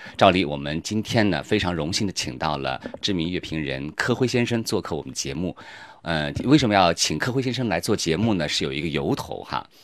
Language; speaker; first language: Chinese; native; Chinese